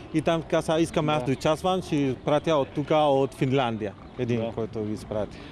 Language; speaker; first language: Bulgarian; non-native, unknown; Spanish